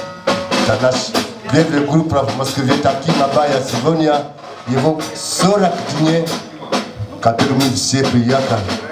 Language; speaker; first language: Russian; non-native, learner; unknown